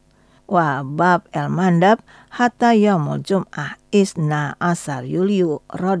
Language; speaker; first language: Arabic; non-native, fluent; Indonesian